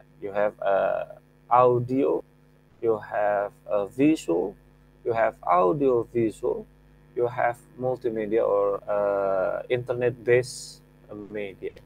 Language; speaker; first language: English; non-native, fluent; Indonesian